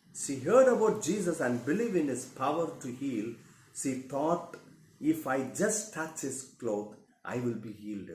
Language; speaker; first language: English; non-native, local second language; Tamil